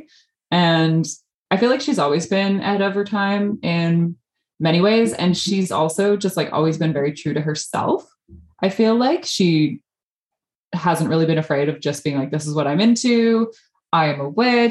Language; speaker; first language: English; native; English